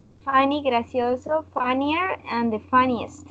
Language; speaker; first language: English; non-native, learner; Spanish